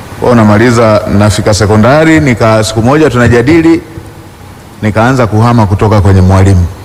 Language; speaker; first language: Swahili; non-native, local second language; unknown